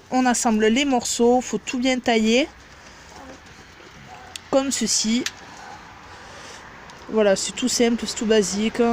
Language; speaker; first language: French; native; French